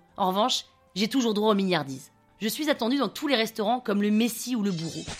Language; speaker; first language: French; non-native, fluent; English